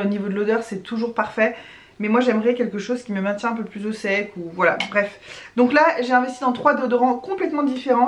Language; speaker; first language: French; native; French